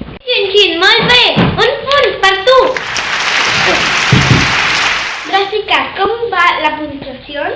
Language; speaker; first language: Catalan; non-native, learner; Spanish